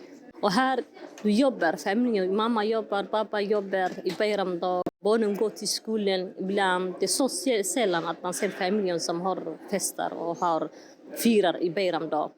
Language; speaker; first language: Swedish; non-native, fluent; Somali